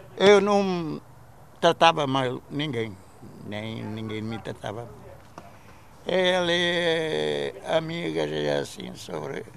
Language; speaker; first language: Portuguese; non-native, local second language; Kabuverdianu